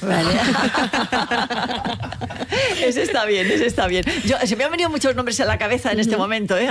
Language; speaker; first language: Spanish; native; Spanish